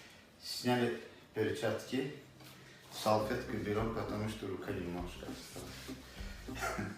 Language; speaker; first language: Russian; non-native, local second language; Azerbaijani